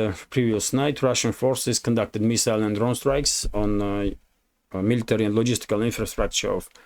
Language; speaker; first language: English; non-native, fluent; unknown